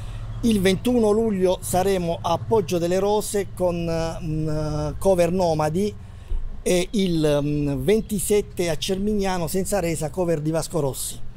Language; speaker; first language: Italian; native; Italian